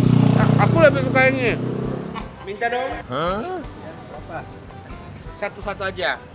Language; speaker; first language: Indonesian; non-native, fluent; Japanese